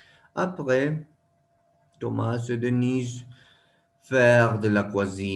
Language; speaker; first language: French; non-native, learner; Spanish